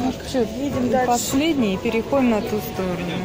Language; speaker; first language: Russian; native; Russian